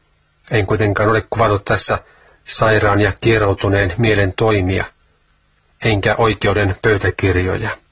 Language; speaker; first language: Finnish; native; Finnish